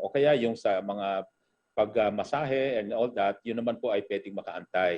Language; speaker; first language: Filipino; native; Filipino